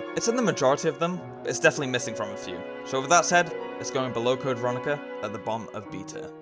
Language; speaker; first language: English; native; English